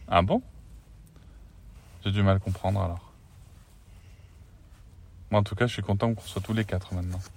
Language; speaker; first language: French; native; French